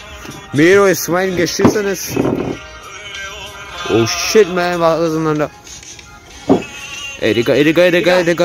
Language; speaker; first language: German; early bilingual, other home language; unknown